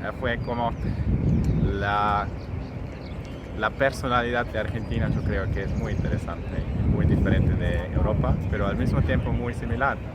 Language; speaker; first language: Spanish; non-native, learner; Swiss German